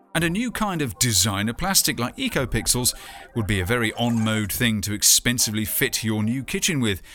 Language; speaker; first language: English; native; English